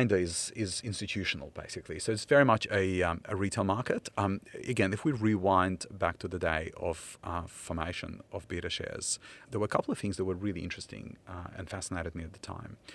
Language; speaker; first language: English; non-native, fluent; Ukrainian